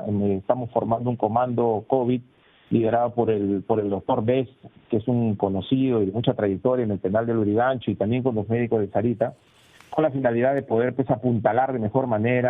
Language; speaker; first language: Spanish; native; Spanish